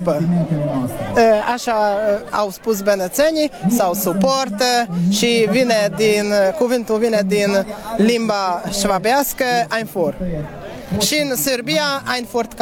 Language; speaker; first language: Romanian; non-native, local second language; Hungarian